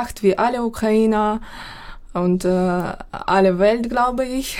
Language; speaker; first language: German; non-native, fluent; Ukrainian